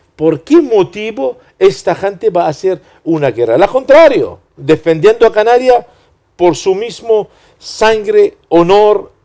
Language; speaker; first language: Spanish; non-native, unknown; Arabic